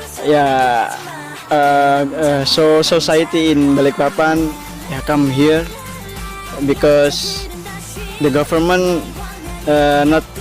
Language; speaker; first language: English; non-native, learner; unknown